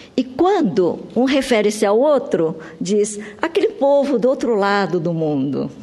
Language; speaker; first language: Portuguese; early bilingual, other home language; Japanese